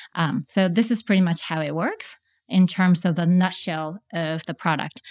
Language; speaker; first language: English; non-native, fluent; Japanese